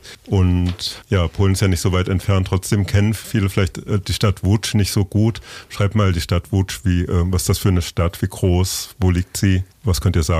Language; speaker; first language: German; native; German